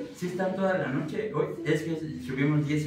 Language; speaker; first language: Spanish; native; Spanish